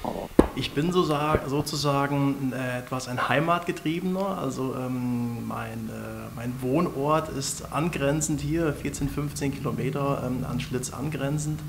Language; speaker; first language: German; native; German